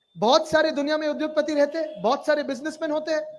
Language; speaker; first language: Hindi; non-native, local second language; Marathi